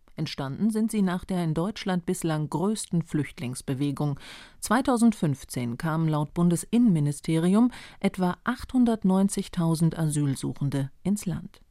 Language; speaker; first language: German; native; German